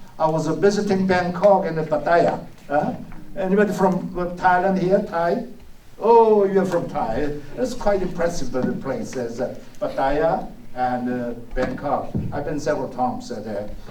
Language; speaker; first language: English; non-native, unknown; Korean